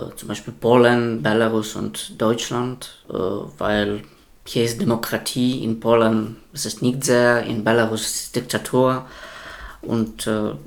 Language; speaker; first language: German; non-native, learner; Russian